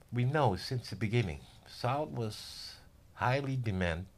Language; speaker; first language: English; non-native, learner; Indonesian